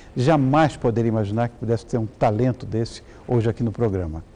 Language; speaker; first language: Portuguese; native; Portuguese